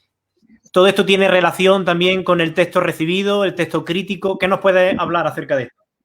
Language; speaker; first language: Spanish; native; Spanish